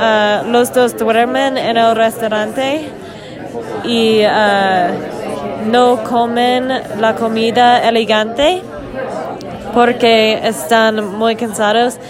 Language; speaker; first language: Spanish; non-native, learner; English